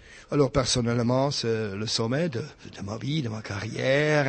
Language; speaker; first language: French; non-native, fluent; Czech